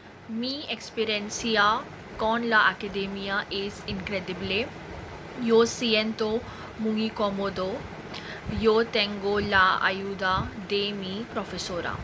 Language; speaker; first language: Spanish; non-native, learner; Hindi